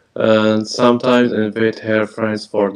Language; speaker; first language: English; non-native, learner; Arabic